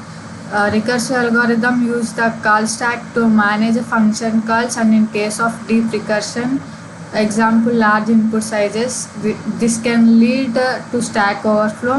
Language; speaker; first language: English; non-native, local second language; Telugu